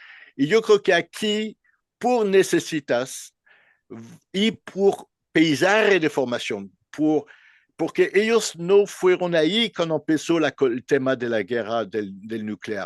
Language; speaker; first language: Spanish; non-native, learner; French